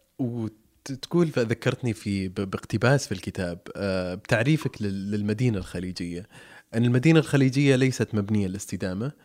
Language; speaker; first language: Arabic; native; Arabic